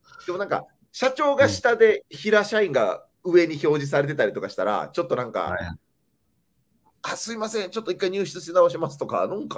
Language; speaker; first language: Japanese; native; Japanese